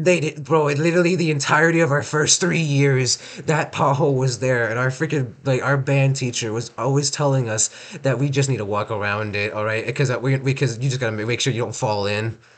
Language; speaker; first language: English; native; English